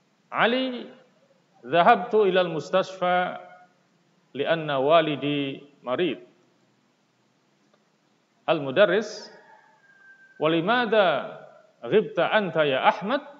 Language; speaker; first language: Arabic; non-native, fluent; Indonesian